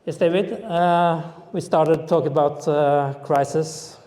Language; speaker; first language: English; non-native, fluent; Norwegian